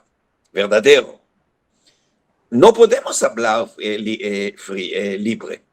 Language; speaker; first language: Spanish; non-native, fluent; Hebrew